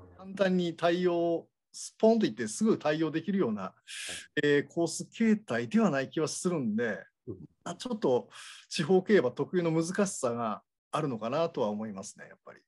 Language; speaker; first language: Japanese; native; Japanese